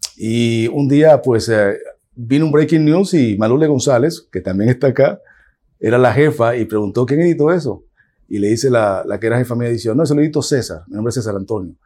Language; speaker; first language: Spanish; native; Spanish